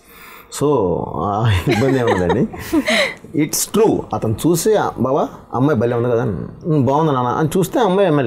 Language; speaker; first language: Telugu; native; Telugu